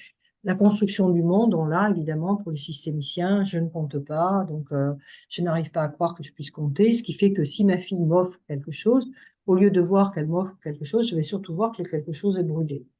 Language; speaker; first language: French; native; French